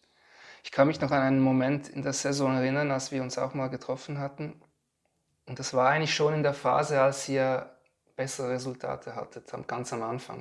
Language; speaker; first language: German; native; German